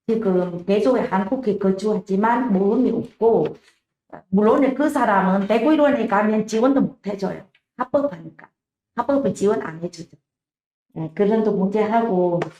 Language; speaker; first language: Korean; non-native, learner; Vietnamese